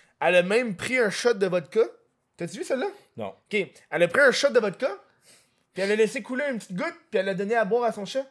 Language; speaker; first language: French; native; French